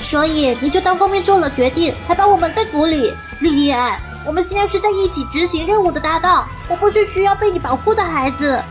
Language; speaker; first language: Chinese; native; Chinese